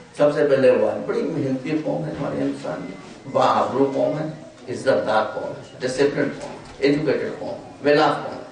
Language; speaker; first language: Urdu; native; Urdu